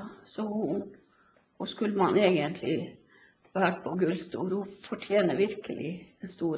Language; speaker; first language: Norwegian; non-native, local second language; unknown